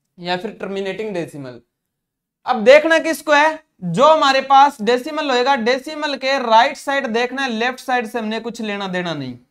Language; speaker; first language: Hindi; non-native, local second language; Punjabi